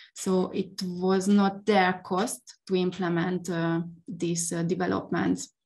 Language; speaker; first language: English; non-native, fluent; Hungarian